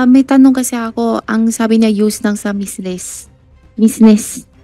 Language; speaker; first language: Filipino; non-native, learner; Chinese